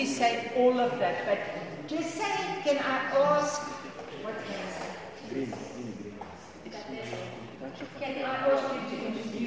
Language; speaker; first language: English; non-native, local second language; Afrikaans